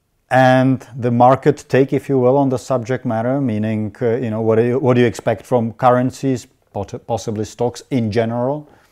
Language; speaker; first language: English; non-native, fluent; Czech